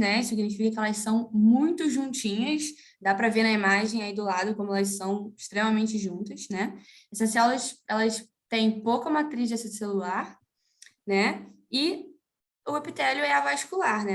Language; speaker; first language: Portuguese; native; Portuguese